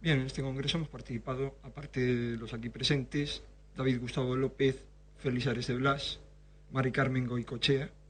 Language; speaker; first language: Spanish; native; Spanish